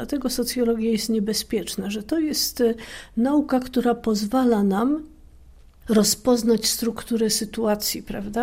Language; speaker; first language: Polish; native; Polish